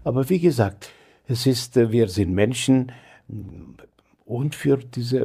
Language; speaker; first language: German; non-native, fluent; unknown